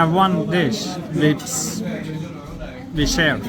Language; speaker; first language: English; non-native, learner; Turkish